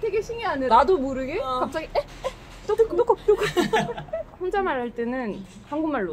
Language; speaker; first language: Korean; non-native, fluent; French